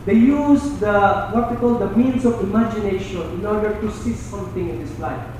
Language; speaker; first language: English; non-native, local second language; Filipino